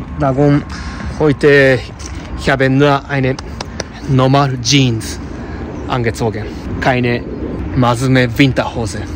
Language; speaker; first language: German; non-native, learner; Japanese